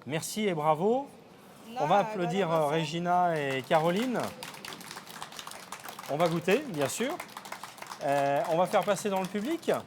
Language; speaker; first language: French; native; French